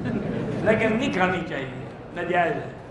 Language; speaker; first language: Urdu; native; Urdu